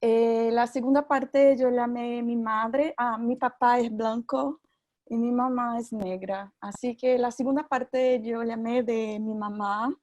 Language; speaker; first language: Spanish; non-native, fluent; Portuguese